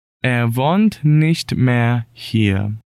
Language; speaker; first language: German; non-native, fluent; Portuguese